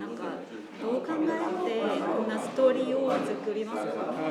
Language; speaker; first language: Japanese; non-native, fluent; Korean